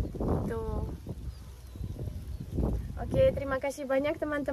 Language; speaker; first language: Indonesian; non-native, fluent; Russian